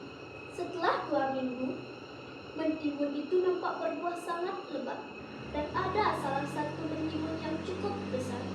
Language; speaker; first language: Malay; non-native, local second language; Balinese